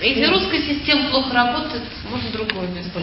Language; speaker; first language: Russian; native; Russian